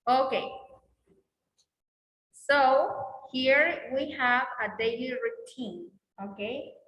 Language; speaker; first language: English; non-native, learner; Spanish